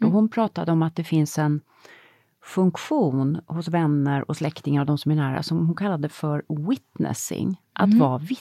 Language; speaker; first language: Swedish; native; Swedish